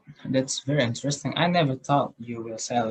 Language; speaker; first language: English; non-native, learner; Indonesian